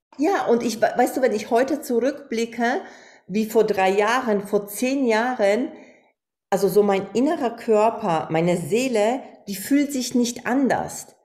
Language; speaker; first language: German; non-native, fluent; Polish